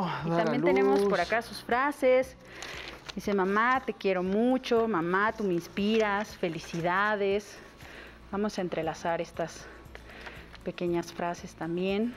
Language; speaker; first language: Spanish; native; Spanish